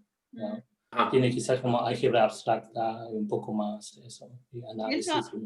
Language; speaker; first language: Spanish; non-native, fluent; German